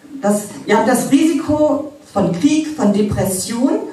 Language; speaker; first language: German; native; German